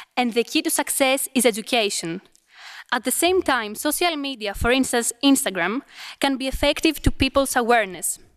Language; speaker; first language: English; non-native, fluent; Arabic